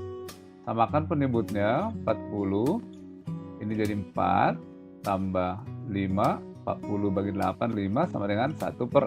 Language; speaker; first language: Indonesian; native; Indonesian